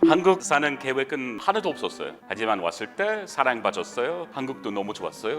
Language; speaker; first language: Korean; non-native, learner; English